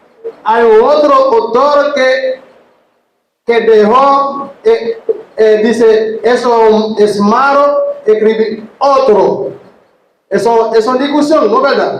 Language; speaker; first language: Spanish; non-native, learner; Haitian Creole